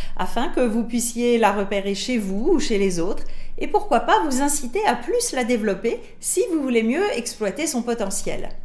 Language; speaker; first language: French; native; French